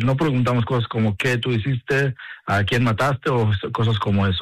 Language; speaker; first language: Spanish; early bilingual, heritage; Spanish